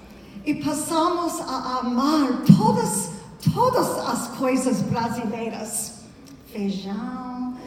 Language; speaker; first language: Portuguese; non-native, learner; English